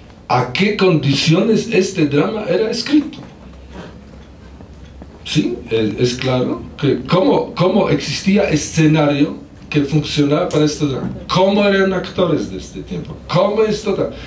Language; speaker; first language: Spanish; non-native, fluent; Polish